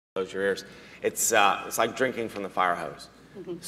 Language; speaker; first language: English; native; English